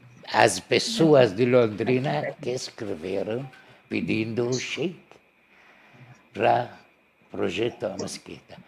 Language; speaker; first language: Portuguese; non-native, learner; Arabic